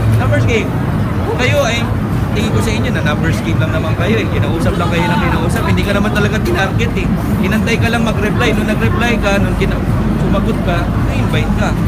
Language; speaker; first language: Filipino; non-native, local second language; Bikol